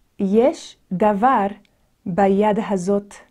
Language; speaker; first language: Hebrew; non-native, fluent; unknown